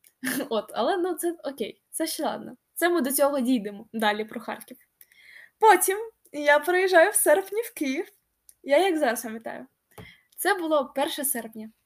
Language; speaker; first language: Ukrainian; non-native, local second language; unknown